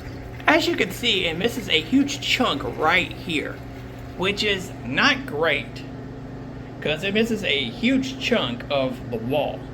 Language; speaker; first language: English; native; English